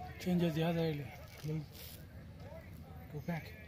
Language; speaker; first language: English; non-native, learner; Filipino